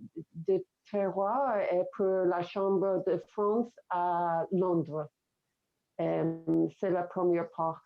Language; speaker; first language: French; non-native, fluent; English